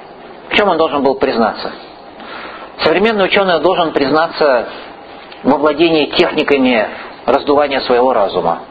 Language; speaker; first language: Russian; native; Russian